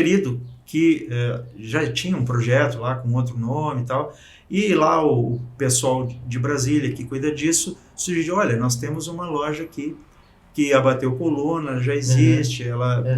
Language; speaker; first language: Portuguese; native; Portuguese